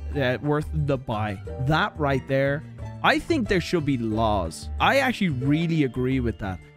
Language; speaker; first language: English; native; English